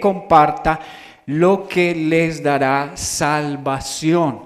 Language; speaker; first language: Spanish; native; Spanish